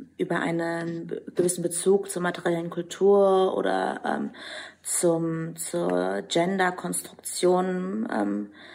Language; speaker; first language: German; non-native, fluent; Albanian